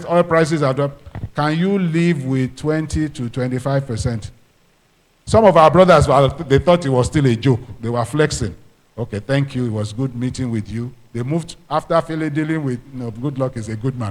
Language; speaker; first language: English; non-native, local second language; Yoruba